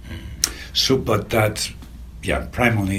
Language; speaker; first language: English; native; English